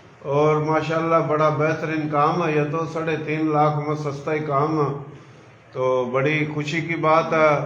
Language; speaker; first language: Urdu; non-native, local second language; Haryanvi